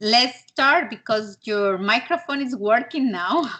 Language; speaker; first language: English; non-native, learner; Spanish